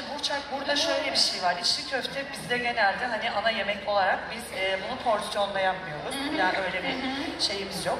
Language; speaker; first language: Turkish; native; Turkish